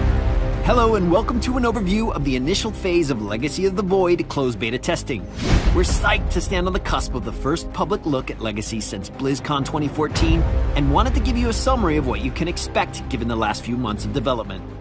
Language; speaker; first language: English; native; English